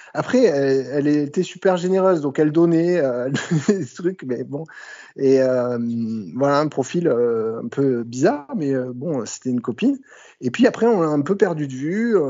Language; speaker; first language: French; native; French